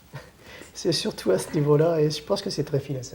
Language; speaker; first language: French; native; French